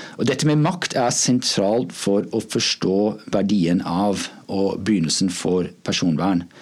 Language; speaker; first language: Norwegian; non-native, fluent; English